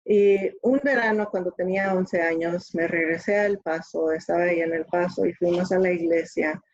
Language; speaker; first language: Spanish; early bilingual, other home language; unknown